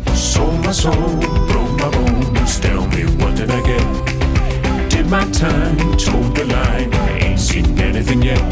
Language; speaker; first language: English; non-native, fluent; Arabic